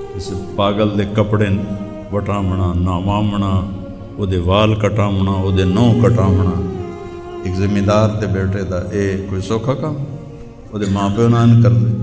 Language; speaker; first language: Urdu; non-native, local second language; Punjabi